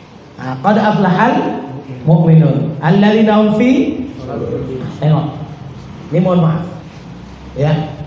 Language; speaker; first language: Indonesian; native; Indonesian